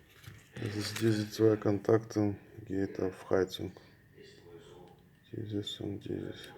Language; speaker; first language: German; non-native, learner; Russian